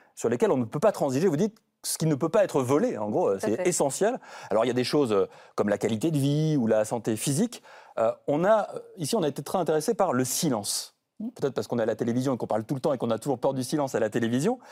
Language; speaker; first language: French; native; French